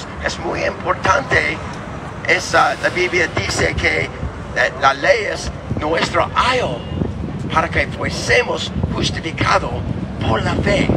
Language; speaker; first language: Spanish; non-native, learner; English